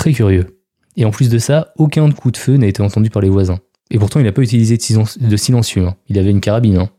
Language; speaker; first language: French; native; French